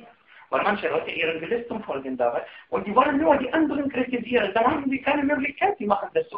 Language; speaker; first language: German; non-native, fluent; Arabic